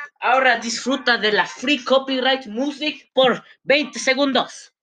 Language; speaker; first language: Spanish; non-native, learner; English